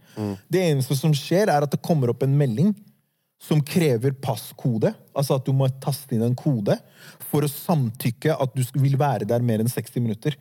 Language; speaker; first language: Norwegian; early bilingual, other home language; Arabic